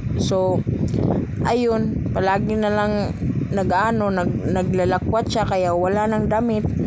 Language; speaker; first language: Filipino; non-native, local second language; Cebuano